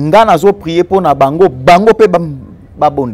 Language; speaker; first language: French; non-native, local second language; Lingala